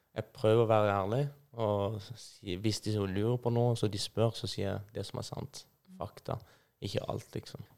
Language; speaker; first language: Norwegian; non-native, fluent; Persian